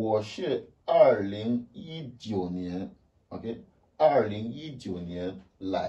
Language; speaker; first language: Chinese; non-native, learner; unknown